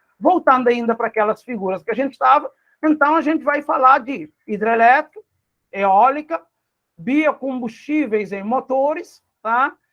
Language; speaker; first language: Portuguese; non-native, local second language; Kabuverdianu